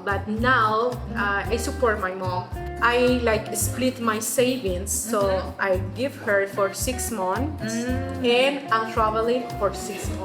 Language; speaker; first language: English; non-native, fluent; Spanish